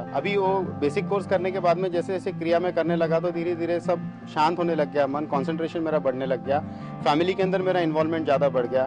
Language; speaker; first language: Hindi; native; Hindi